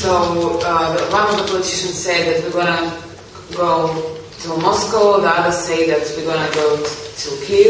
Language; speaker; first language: English; non-native, fluent; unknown